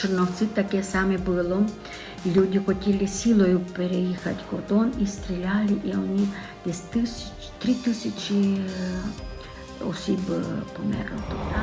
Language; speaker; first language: Ukrainian; non-native, local second language; Romanian